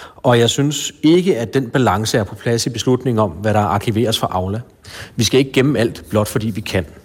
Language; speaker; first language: Danish; native; Danish